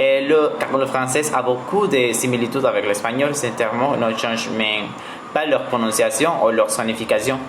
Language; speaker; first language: French; non-native, learner; Spanish